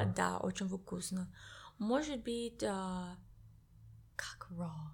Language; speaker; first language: Russian; non-native, learner; English